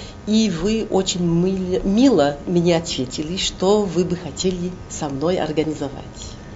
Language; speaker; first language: Russian; non-native, fluent; French